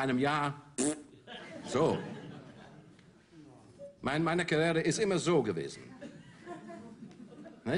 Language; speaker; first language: German; non-native, fluent; English